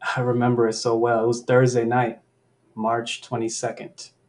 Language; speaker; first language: English; early bilingual, other home language; Spanish